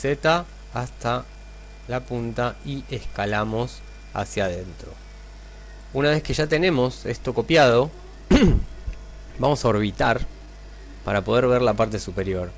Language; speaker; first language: Spanish; native; Spanish